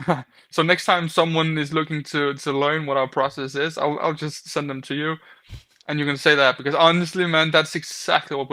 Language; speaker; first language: English; non-native, fluent; Danish